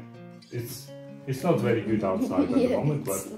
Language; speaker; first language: English; non-native, fluent; Russian